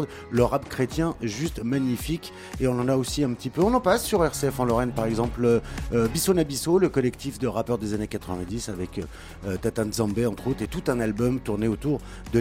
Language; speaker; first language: French; native; French